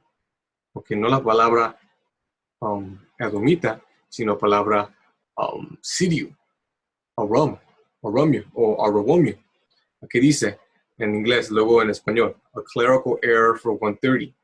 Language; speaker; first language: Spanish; early bilingual, heritage; Spanish